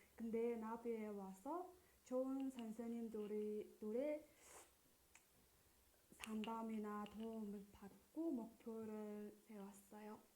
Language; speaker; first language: Korean; non-native, learner; Mongolian